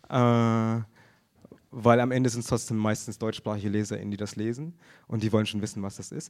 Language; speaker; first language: German; early bilingual, other home language; Tamil